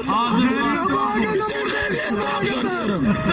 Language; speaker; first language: Turkish; non-native, learner; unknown